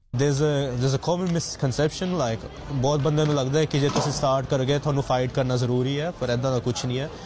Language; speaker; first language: Punjabi; early bilingual, other home language; English